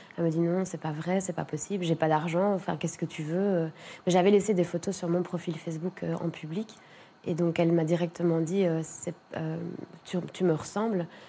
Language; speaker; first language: French; native; French